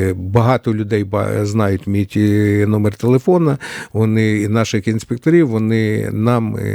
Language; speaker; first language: Ukrainian; native; Ukrainian